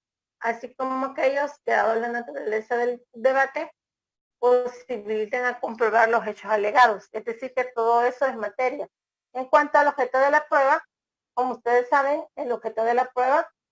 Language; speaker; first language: Spanish; native; Spanish